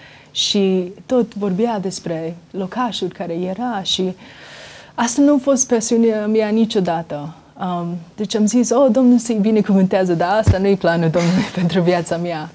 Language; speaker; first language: Romanian; early bilingual, heritage; Romanian